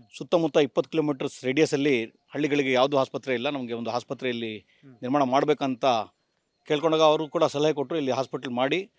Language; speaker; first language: Kannada; non-native, local second language; Urdu